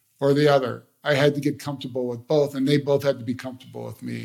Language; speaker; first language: English; native; English